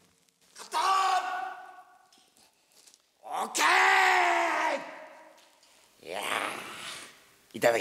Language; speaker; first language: Japanese; native; Japanese